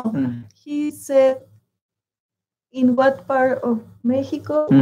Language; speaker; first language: English; non-native, learner; Spanish